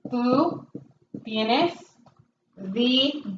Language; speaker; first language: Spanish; non-native, fluent; English